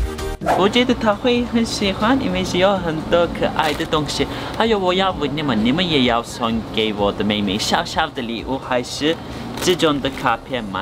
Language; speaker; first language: Chinese; non-native, learner; Turkish